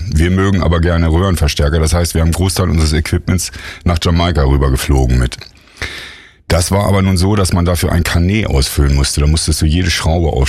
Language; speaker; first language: German; native; German